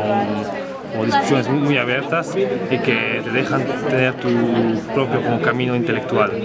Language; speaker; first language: Spanish; non-native, fluent; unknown